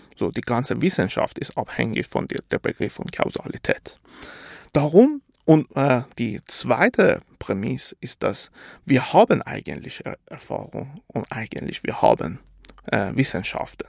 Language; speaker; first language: German; non-native, fluent; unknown